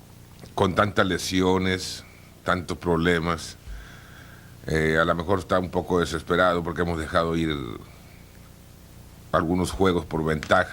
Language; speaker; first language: Spanish; native; Spanish